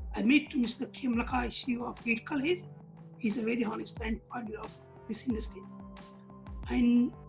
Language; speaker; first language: English; non-native, local second language; Nepali